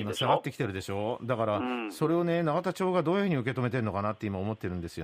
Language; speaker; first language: Japanese; native; Japanese